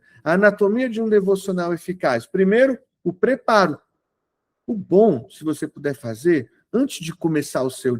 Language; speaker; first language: Portuguese; native; Portuguese